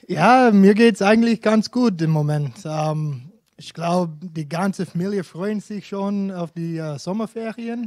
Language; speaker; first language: German; non-native, fluent; English